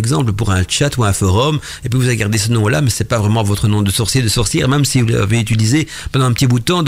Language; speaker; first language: French; native; French